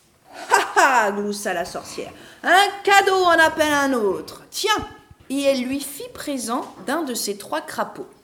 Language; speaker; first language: French; native; French